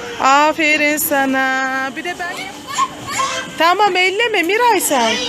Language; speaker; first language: Turkish; native; Turkish